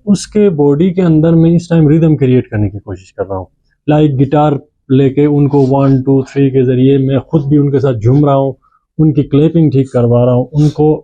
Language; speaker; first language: Urdu; non-native, local second language; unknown